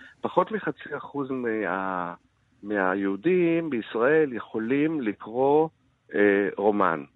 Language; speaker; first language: Hebrew; early bilingual, other home language; Arabic